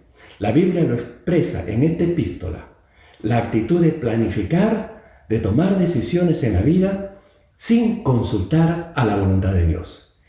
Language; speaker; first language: Spanish; native; Spanish